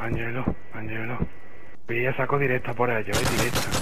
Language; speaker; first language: Spanish; native; Spanish